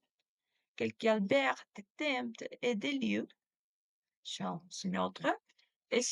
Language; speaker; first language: French; non-native, learner; Spanish